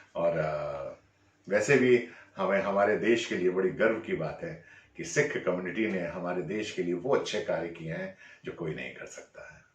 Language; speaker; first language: Hindi; native; Hindi